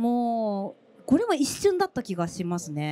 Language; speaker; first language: Japanese; native; Japanese